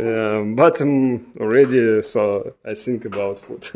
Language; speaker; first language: English; non-native, learner; Russian